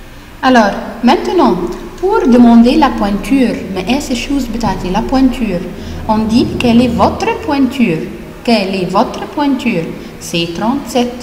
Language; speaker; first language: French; non-native, fluent; Arabic